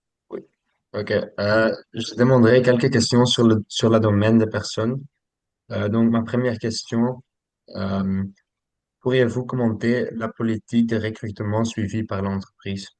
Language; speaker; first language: French; non-native, local second language; Dutch